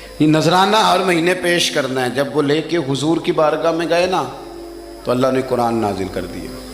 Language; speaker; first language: Urdu; non-native, local second language; Punjabi